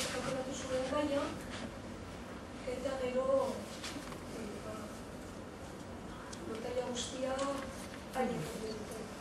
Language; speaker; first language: Basque; non-native, local second language; Spanish